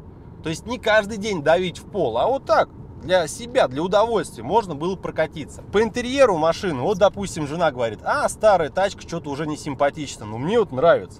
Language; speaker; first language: Russian; native; Russian